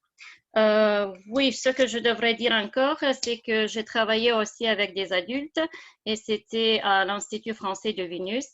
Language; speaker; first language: French; non-native, fluent; Lithuanian